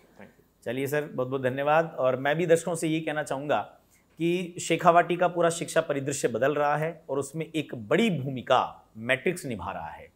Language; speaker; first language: Hindi; native; Hindi